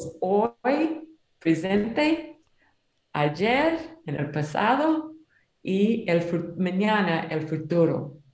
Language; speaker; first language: Spanish; non-native, learner; English